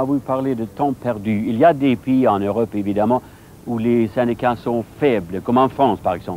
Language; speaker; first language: French; non-native, fluent; Swedish